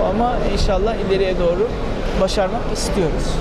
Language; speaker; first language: Turkish; native; Turkish